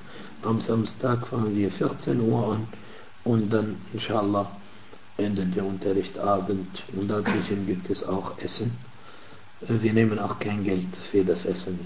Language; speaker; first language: German; non-native, fluent; Arabic